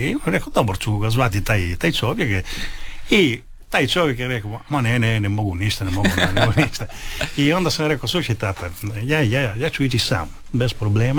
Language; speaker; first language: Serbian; early bilingual, heritage; Italian